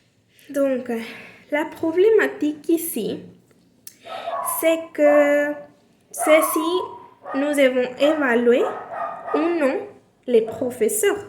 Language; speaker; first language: French; non-native, learner; Spanish